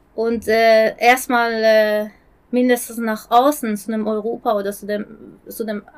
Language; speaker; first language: German; non-native, fluent; Persian